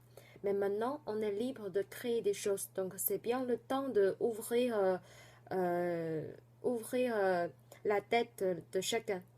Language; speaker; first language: French; non-native, fluent; Chinese